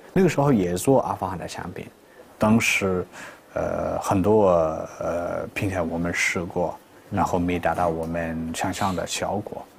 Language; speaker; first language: Chinese; non-native, fluent; Persian